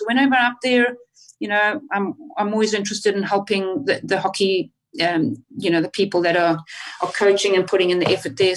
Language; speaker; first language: English; native; English